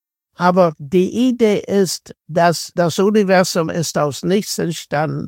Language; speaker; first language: German; non-native, fluent; English